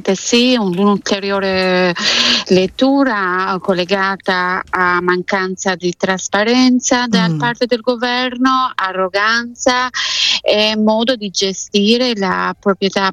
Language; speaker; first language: Italian; non-native, fluent; Albanian